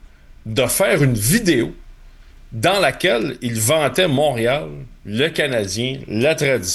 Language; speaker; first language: French; native; French